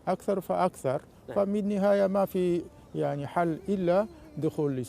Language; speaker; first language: Arabic; non-native, fluent; Japanese